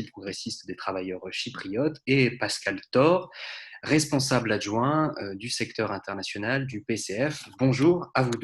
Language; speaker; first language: French; native; French